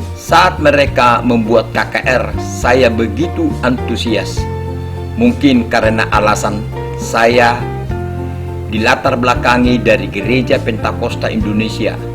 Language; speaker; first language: Indonesian; non-native, local second language; Batak Toba